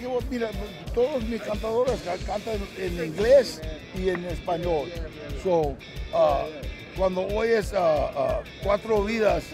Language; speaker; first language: Spanish; early bilingual, heritage; English